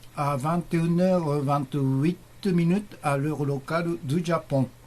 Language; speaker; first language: French; non-native, learner; Japanese